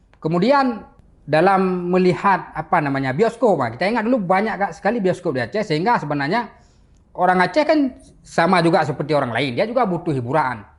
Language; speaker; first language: Malay; non-native, local second language; Achinese